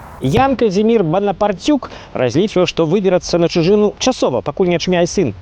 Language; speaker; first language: Belarusian; native; Belarusian